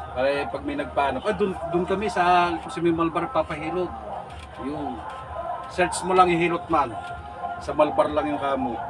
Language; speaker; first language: Filipino; native; Filipino